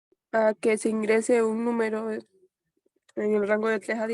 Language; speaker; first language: Spanish; native; Spanish